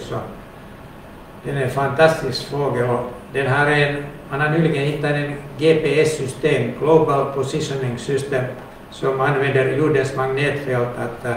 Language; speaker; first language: Swedish; non-native, local second language; Finnish